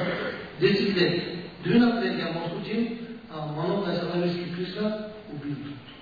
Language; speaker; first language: Russian; non-native, learner; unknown